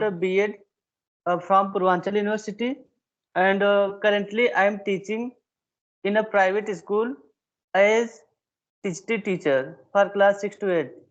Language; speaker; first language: English; non-native, learner; Hindi